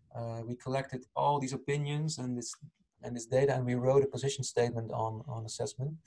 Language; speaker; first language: English; non-native, fluent; Dutch